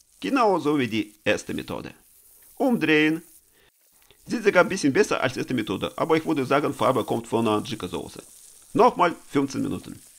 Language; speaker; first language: German; non-native, learner; Russian